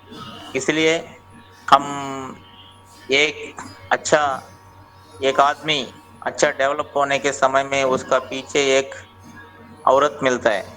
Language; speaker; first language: Hindi; non-native, local second language; Telugu